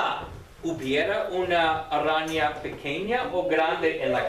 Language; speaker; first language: Spanish; non-native, fluent; English